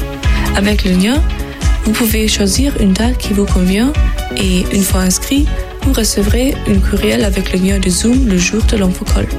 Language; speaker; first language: French; non-native, fluent; German